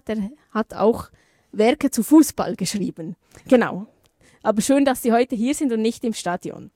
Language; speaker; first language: German; native; German